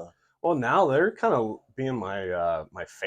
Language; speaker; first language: English; native; English